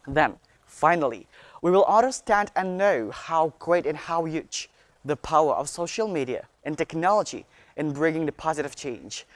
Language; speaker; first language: English; non-native, learner; Indonesian